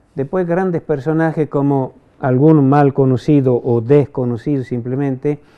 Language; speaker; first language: Spanish; non-native, fluent; French